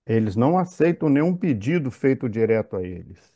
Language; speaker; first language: Portuguese; native; Portuguese